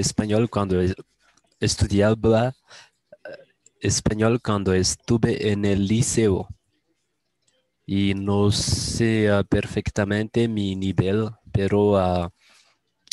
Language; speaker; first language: Spanish; non-native, learner; Malagasy